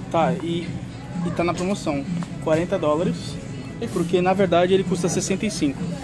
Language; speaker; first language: Portuguese; native; Portuguese